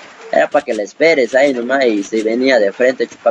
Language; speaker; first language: Spanish; native; Spanish